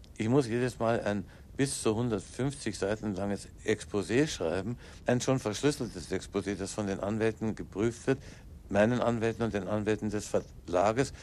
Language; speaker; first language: German; non-native, local second language; English